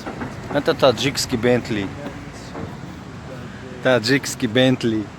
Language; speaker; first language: Russian; non-native, local second language; Tajik